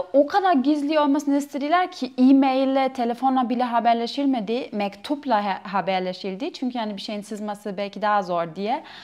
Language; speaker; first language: Turkish; non-native, fluent; German